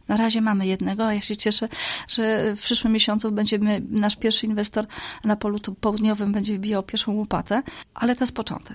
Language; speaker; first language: Polish; native; Polish